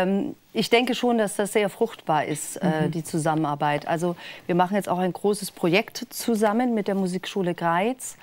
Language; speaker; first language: German; native; German